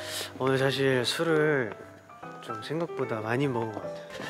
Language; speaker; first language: Korean; native; Korean